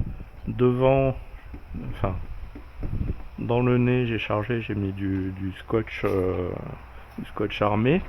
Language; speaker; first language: French; native; French